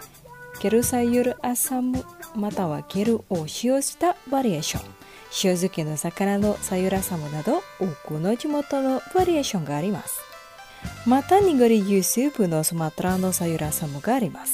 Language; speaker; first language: Japanese; non-native, fluent; Indonesian